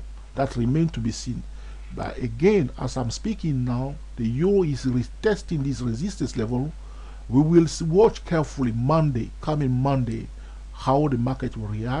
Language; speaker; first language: English; non-native, fluent; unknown